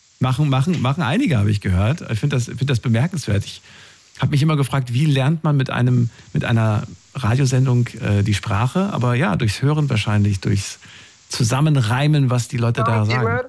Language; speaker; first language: German; native; German